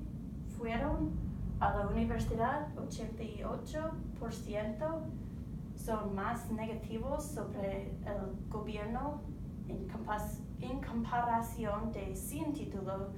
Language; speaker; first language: Spanish; non-native, learner; English